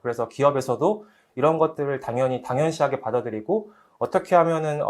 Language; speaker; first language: Korean; native; Korean